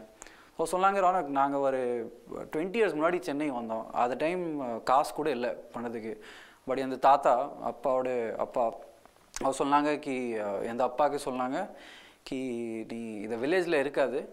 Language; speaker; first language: Tamil; non-native, local second language; Hindi